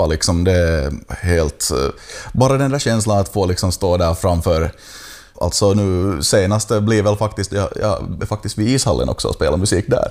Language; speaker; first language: Swedish; native; Swedish